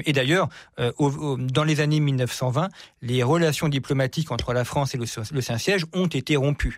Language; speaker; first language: French; native; French